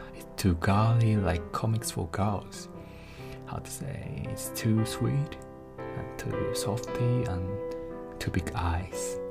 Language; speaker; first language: English; non-native, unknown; Japanese